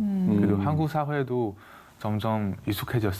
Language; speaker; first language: Korean; non-native, fluent; Chinese